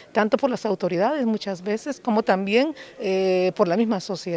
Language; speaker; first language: Spanish; native; Spanish